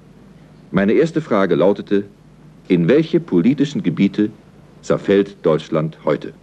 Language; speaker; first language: German; native; German